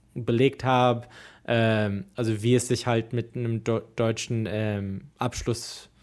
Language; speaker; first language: German; non-native, fluent; English